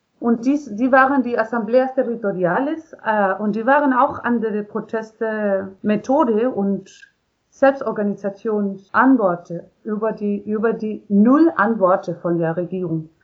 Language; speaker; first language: German; non-native, learner; Spanish